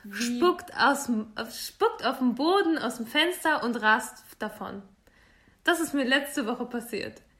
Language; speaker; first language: German; early bilingual, other home language; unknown